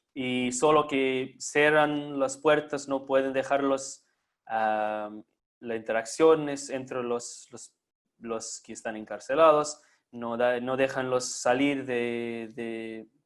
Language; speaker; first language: Spanish; non-native, fluent; English